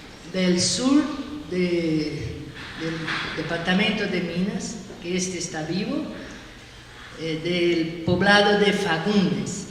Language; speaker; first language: Spanish; non-native, learner; Portuguese